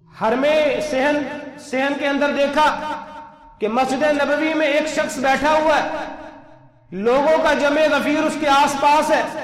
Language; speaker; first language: Urdu; non-native, local second language; Punjabi